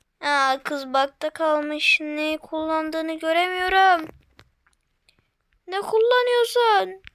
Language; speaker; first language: Turkish; native; Turkish